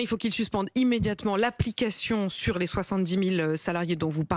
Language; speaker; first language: French; native; French